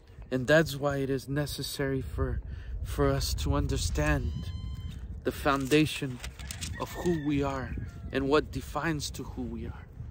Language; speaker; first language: English; native; English